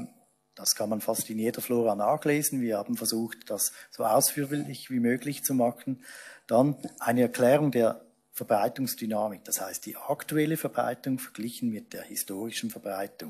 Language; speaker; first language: German; native; German